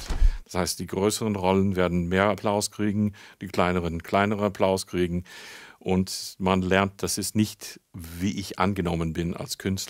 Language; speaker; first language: German; non-native, fluent; English